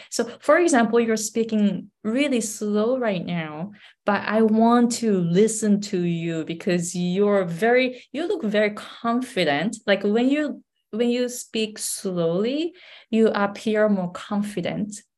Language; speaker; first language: English; non-native, fluent; Japanese